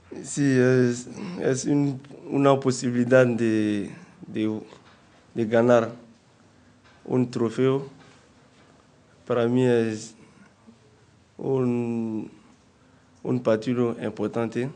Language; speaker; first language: Spanish; non-native, learner; French